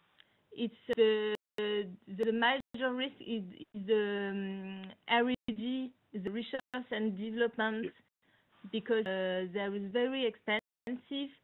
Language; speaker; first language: English; non-native, learner; French